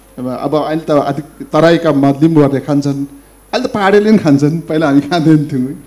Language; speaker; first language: Nepali; non-native, local second language; Limbu